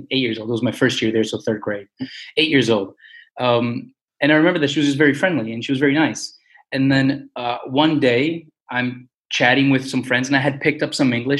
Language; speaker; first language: English; early bilingual, other home language; Portuguese